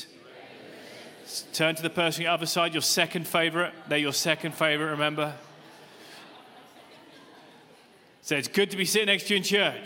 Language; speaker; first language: English; native; English